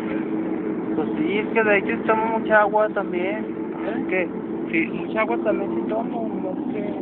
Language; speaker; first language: Spanish; native; Spanish